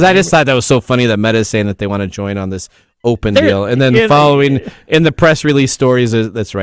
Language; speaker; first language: English; native; English